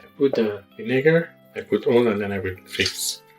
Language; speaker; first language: English; non-native, learner; Spanish